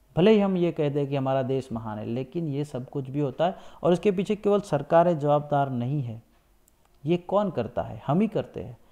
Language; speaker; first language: Hindi; non-native, local second language; Gujarati